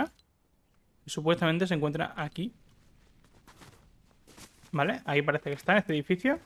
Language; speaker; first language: Spanish; native; Spanish